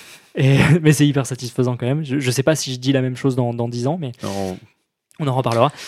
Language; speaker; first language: French; native; French